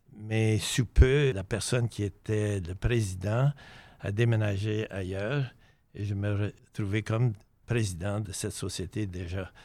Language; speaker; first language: French; native; French